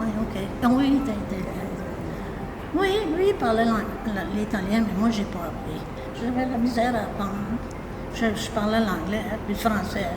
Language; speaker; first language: French; native; French